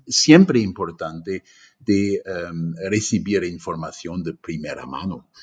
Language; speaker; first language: Spanish; non-native, fluent; German